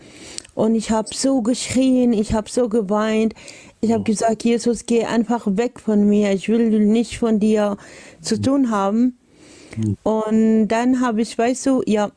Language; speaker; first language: German; non-native, learner; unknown